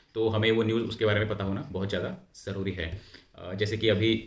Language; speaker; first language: Hindi; non-native, local second language; Marathi